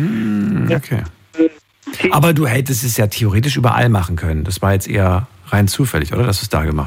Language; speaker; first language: German; native; German